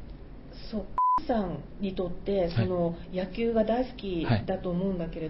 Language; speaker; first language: Japanese; native; Japanese